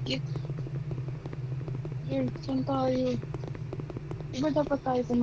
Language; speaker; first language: Filipino; native; Filipino